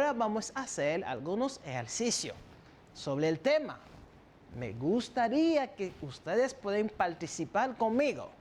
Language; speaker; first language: Spanish; non-native, fluent; French